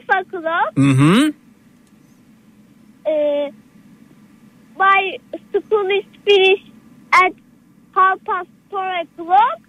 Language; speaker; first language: English; non-native, learner; Turkish